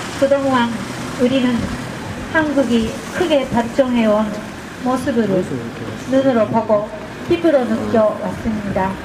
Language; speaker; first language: Korean; non-native, fluent; Japanese